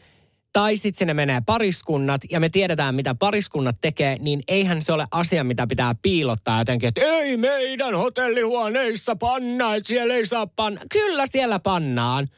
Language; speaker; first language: Finnish; native; Finnish